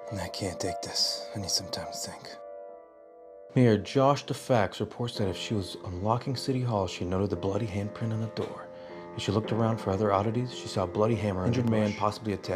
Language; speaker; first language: English; native; English